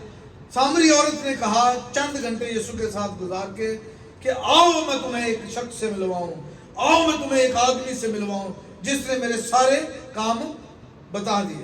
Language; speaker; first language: Urdu; native; Urdu